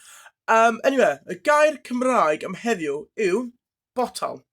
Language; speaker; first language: Welsh; non-native, local second language; English